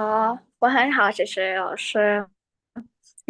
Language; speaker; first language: Chinese; non-native, learner; Indonesian